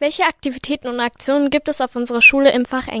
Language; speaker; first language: German; native; German